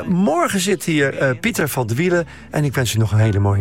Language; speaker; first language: Dutch; native; Dutch